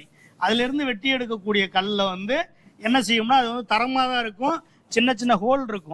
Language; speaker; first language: Tamil; native; Tamil